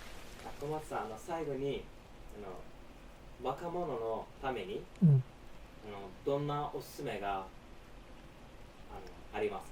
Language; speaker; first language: Japanese; non-native, learner; Turkish